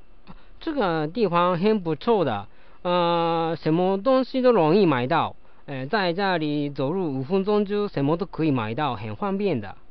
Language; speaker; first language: Chinese; non-native, learner; Japanese